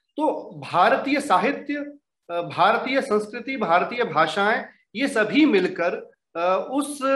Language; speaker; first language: Hindi; native; Hindi